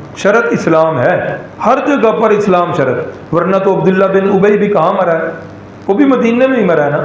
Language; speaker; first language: Urdu; non-native, local second language; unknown